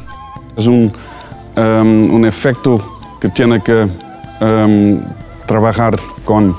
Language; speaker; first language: Spanish; non-native, learner; Dutch